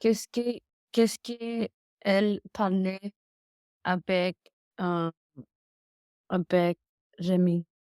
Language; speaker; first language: French; non-native, learner; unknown